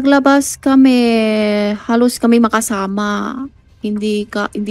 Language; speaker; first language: Filipino; non-native, learner; Chinese